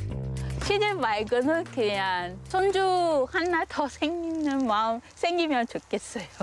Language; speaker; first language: Korean; non-native, learner; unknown